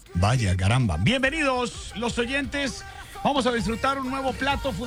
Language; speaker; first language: Spanish; native; Spanish